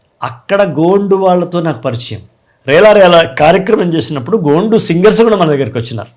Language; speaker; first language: Telugu; native; Telugu